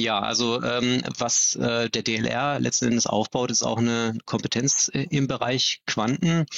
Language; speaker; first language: German; native; German